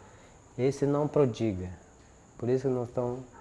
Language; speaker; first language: Portuguese; non-native, local second language; Yanomámi